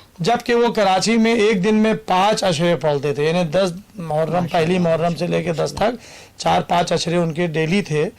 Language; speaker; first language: Urdu; native; Urdu